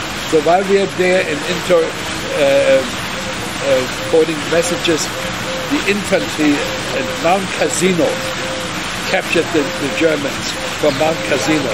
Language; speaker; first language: English; non-native, fluent; German